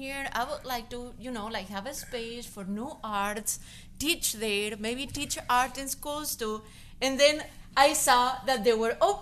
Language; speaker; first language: English; non-native, fluent; Spanish